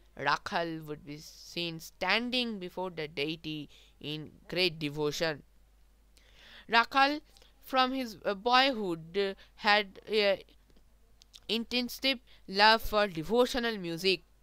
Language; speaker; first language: English; non-native, local second language; Bangla